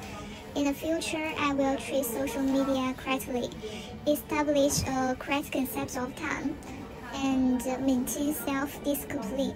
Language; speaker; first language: English; non-native, learner; Chinese